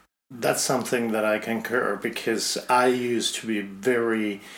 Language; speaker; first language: English; non-native, fluent; Finnish